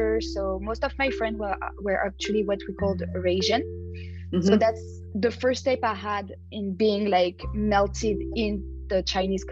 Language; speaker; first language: English; non-native, fluent; French